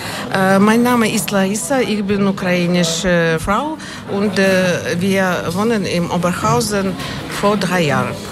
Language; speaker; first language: German; non-native, learner; Ukrainian